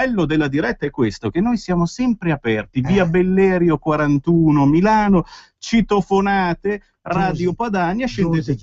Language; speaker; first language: Italian; native; Italian